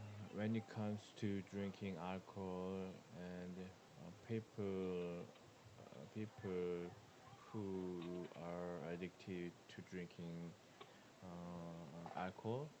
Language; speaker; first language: English; non-native, learner; Korean